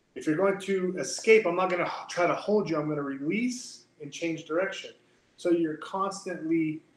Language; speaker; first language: English; native; English